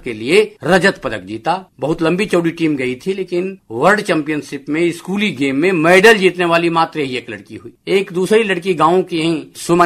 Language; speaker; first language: Hindi; native; Hindi